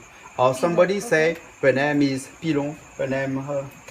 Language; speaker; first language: English; non-native, learner; Réunion Creole French